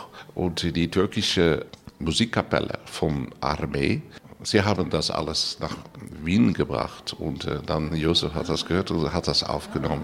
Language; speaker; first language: German; non-native, learner; Dutch